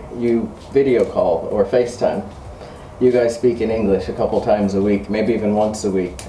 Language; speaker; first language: English; native; English